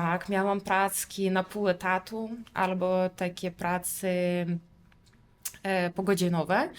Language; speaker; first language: Polish; non-native, fluent; Russian